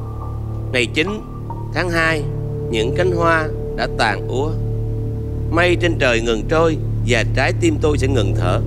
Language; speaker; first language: Vietnamese; native; Vietnamese